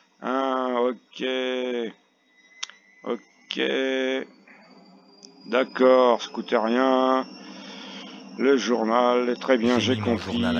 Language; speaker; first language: French; native; French